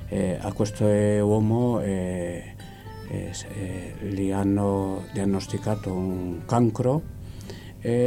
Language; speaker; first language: Italian; non-native, learner; Spanish